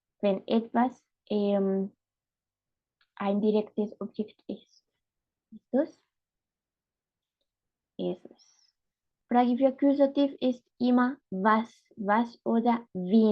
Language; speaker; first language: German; non-native, fluent; Spanish